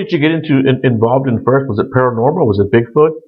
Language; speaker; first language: English; native; English